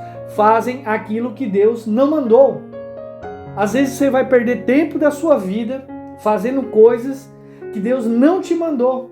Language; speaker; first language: Portuguese; native; Portuguese